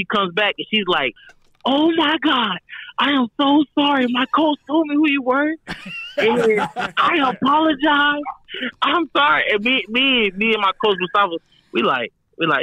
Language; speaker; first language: English; native; English